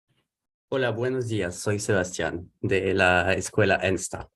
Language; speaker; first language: Spanish; non-native, fluent; French